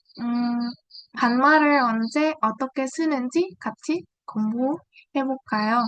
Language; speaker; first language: Korean; non-native, learner; Vietnamese